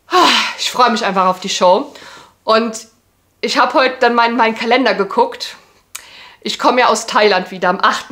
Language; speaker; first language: German; native; German